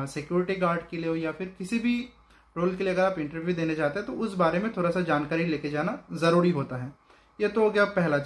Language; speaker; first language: Hindi; non-native, local second language; Bangla